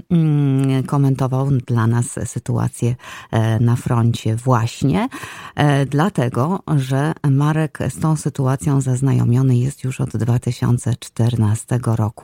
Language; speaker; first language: Polish; native; Polish